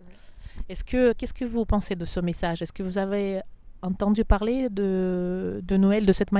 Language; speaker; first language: French; non-native, fluent; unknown